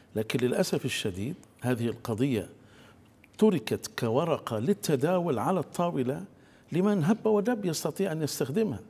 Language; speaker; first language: Arabic; native; Arabic